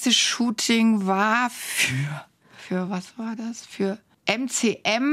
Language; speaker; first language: German; native; German